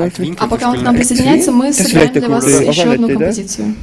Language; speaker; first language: Russian; native; Russian